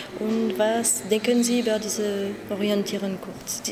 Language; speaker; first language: German; non-native, learner; French